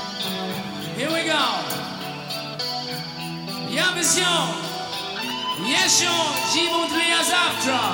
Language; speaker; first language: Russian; non-native, learner; German